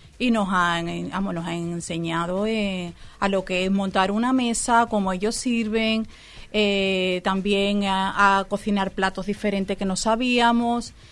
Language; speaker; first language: Spanish; native; Spanish